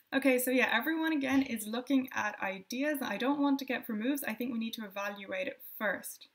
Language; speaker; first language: English; native; English